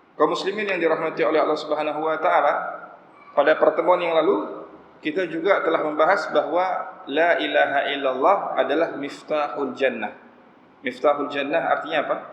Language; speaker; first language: Malay; non-native, local second language; Achinese